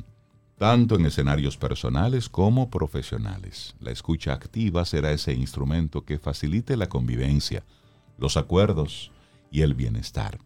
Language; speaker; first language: Spanish; native; Spanish